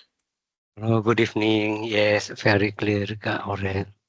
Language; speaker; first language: English; non-native, learner; Indonesian